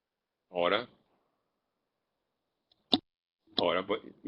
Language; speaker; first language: Spanish; non-native, fluent; English